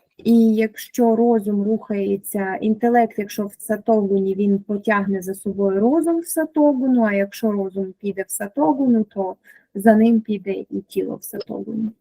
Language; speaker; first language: Ukrainian; native; Ukrainian